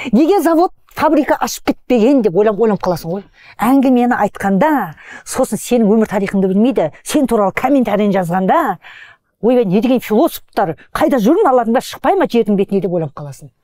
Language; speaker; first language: Kazakh; native; Kazakh